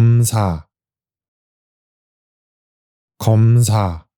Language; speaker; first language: Korean; native; Korean